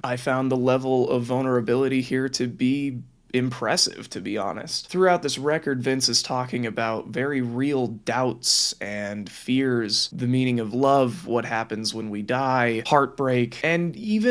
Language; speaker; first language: English; native; English